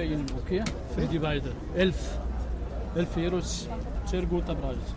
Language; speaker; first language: German; non-native, learner; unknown